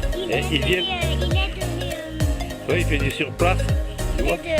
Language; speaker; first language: French; native; French